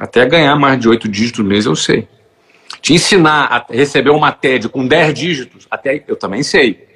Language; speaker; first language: Portuguese; native; Portuguese